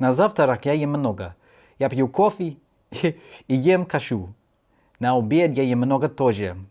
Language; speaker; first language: Russian; non-native, learner; English